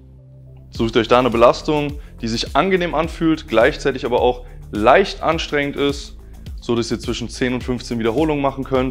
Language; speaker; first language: German; native; German